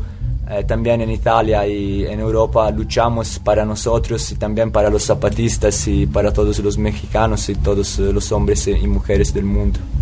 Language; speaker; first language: Spanish; non-native, fluent; Italian